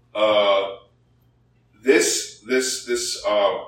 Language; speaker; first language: English; early bilingual, other home language; Korean